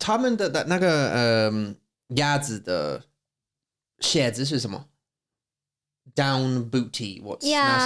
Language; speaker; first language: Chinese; non-native, learner; English